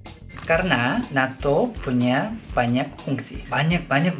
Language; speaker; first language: Indonesian; non-native, learner; Japanese